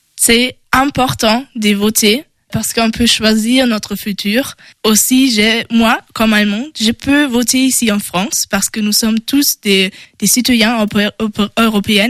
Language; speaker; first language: French; non-native, learner; German